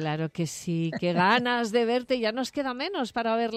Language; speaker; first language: Spanish; native; Spanish